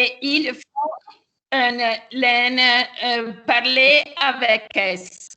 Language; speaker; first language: French; non-native, learner; Italian